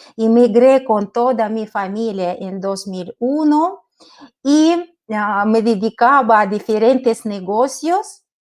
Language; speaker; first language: Spanish; non-native, fluent; Russian